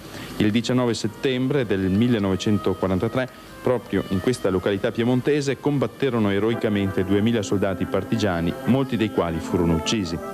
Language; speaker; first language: Italian; native; Italian